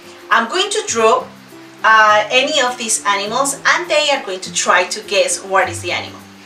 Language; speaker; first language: English; non-native, fluent; Spanish